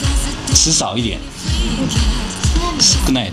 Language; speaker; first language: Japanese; non-native, learner; Chinese